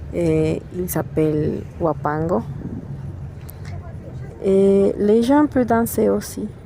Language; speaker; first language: French; non-native, learner; Spanish